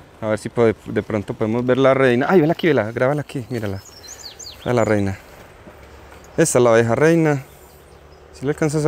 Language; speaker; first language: Spanish; native; Spanish